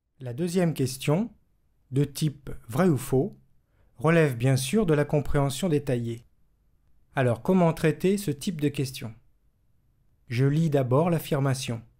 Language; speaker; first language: French; native; French